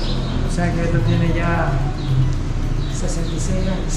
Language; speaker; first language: Spanish; early bilingual, other home language; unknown